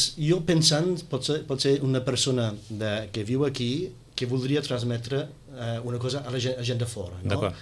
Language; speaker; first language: Catalan; non-native, fluent; English